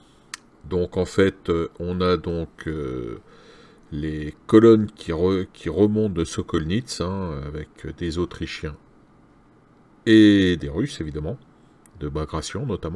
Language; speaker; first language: French; native; French